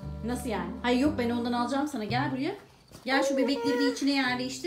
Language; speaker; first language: Turkish; native; Turkish